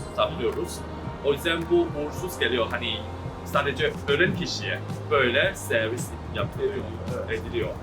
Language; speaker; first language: Turkish; non-native, learner; Chinese